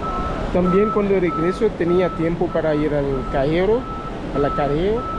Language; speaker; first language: Spanish; non-native, learner; Haitian Creole